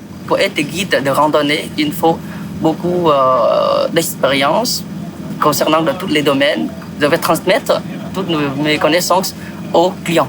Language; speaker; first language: French; non-native, fluent; Vietnamese